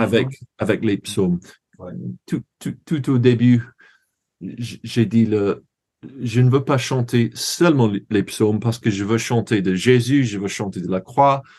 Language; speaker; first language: French; non-native, learner; English